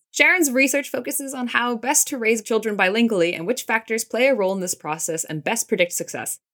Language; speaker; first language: English; native; English